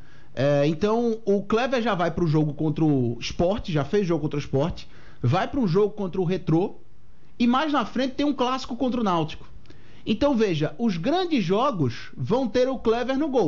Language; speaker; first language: Portuguese; native; Portuguese